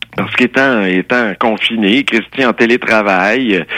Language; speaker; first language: French; native; French